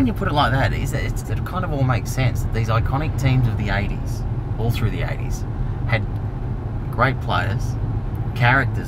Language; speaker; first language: English; native; English